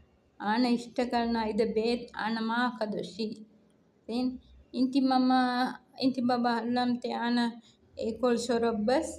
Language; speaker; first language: Arabic; non-native, learner; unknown